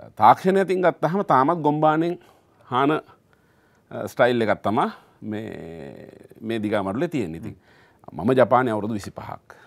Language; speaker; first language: Sinhala; native; Sinhala